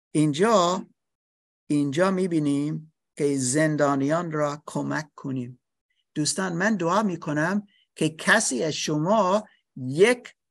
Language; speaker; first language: Persian; non-native, learner; English